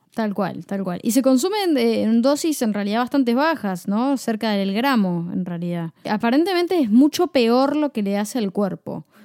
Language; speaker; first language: Spanish; native; Spanish